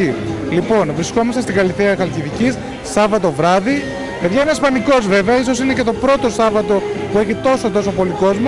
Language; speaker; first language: Greek; native; Greek